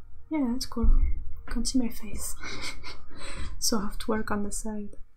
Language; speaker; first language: English; non-native, fluent; French